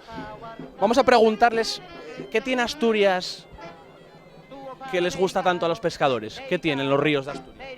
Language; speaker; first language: Spanish; native; Spanish